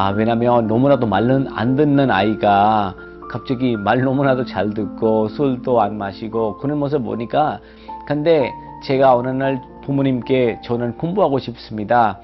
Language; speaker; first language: Korean; non-native, fluent; Hindi